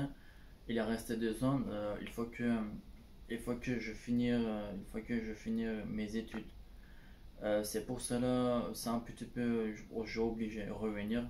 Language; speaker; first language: French; non-native, learner; Turkish